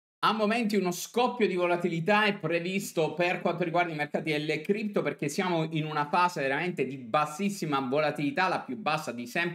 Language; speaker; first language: Italian; native; Italian